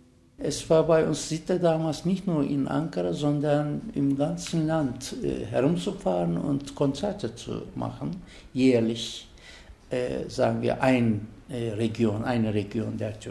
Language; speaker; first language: German; non-native, fluent; Turkish